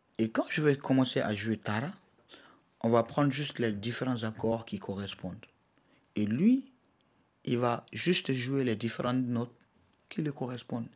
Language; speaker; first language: French; non-native, local second language; Bambara